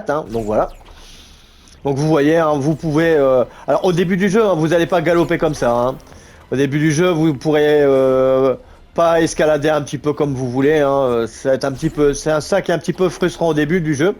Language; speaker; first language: French; native; French